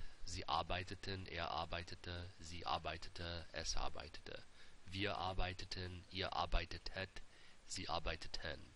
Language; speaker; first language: German; non-native, fluent; English